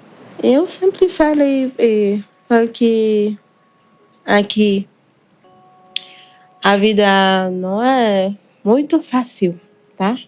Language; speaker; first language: Portuguese; non-native, learner; Haitian Creole